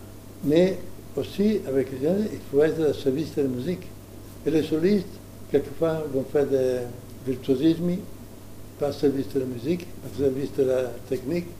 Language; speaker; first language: French; non-native, learner; Italian